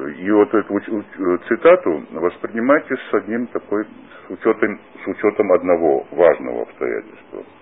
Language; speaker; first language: Russian; non-native, local second language; Georgian